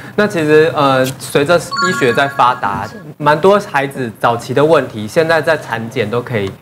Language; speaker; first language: Chinese; native; Chinese